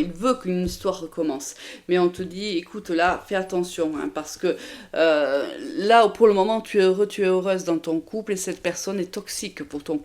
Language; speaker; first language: French; native; French